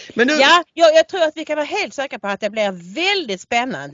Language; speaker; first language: Swedish; native; Swedish